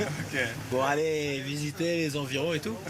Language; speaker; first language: French; native; French